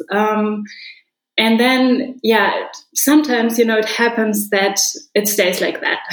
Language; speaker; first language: English; non-native, fluent; German